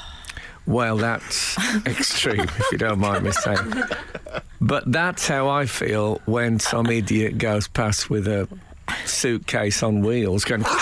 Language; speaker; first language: English; native; English